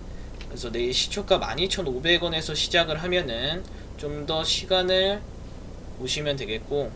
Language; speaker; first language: Korean; native; Korean